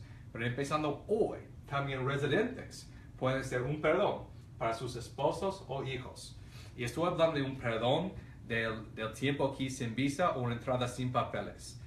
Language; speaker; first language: Spanish; non-native, fluent; English